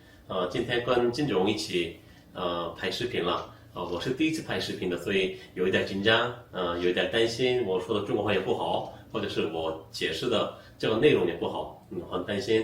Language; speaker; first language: Chinese; non-native, fluent; Korean